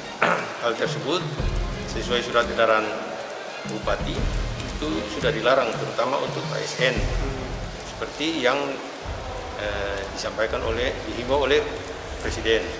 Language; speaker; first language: Indonesian; native; Indonesian